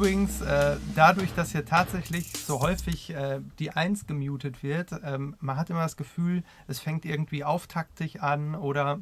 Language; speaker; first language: German; native; German